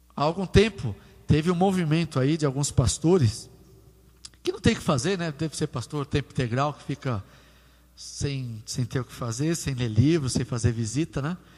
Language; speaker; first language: Portuguese; native; Portuguese